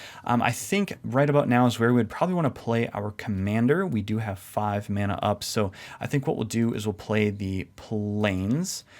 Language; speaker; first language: English; native; English